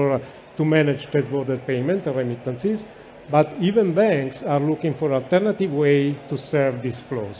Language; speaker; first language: English; non-native, fluent; Italian